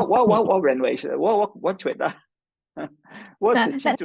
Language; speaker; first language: Chinese; non-native, fluent; English